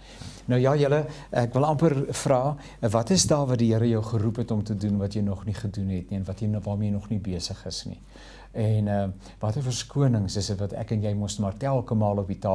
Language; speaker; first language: Afrikaans; native; Afrikaans